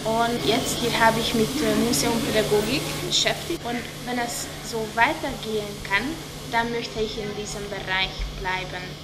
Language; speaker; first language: German; non-native, fluent; Hungarian